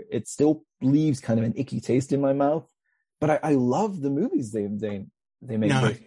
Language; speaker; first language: English; native; English